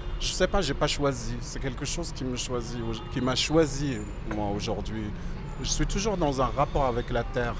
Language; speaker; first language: French; non-native, local second language; Berber languages